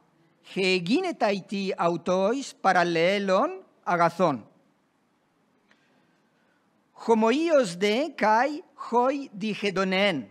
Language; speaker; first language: Greek; non-native, fluent; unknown